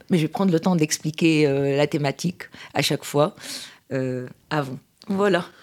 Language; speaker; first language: French; non-native, local second language; Arabic